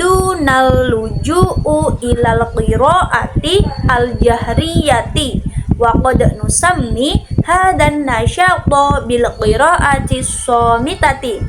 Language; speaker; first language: Arabic; non-native, learner; Indonesian